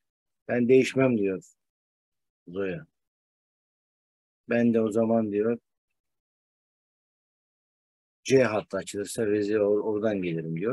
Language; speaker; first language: Turkish; native; Turkish